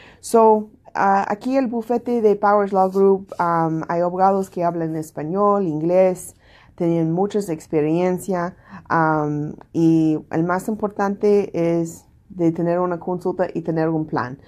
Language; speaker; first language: Spanish; non-native, learner; English